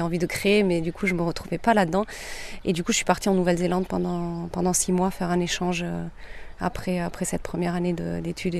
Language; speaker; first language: French; native; French